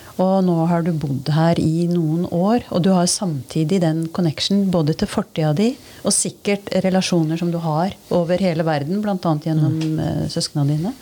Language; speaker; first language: Norwegian; native; Norwegian